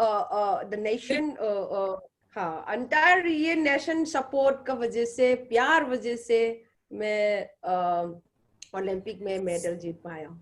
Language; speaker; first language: Hindi; non-native, local second language; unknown